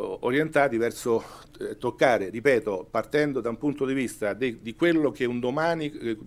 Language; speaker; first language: Italian; native; Italian